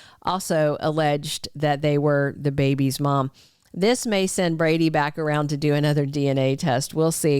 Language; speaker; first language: English; native; English